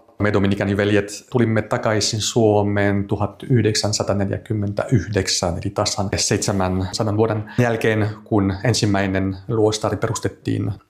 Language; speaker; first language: Finnish; non-native, fluent; French